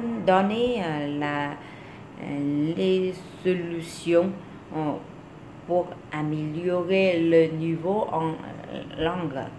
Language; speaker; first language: French; non-native, learner; Vietnamese